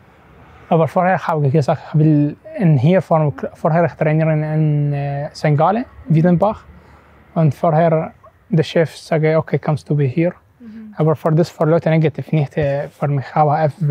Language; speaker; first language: German; non-native, local second language; Arabic